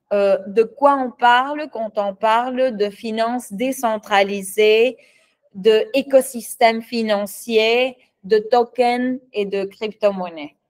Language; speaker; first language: French; non-native, fluent; Spanish